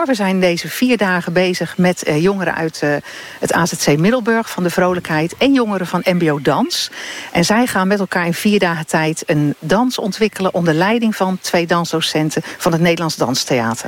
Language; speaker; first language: Dutch; native; Dutch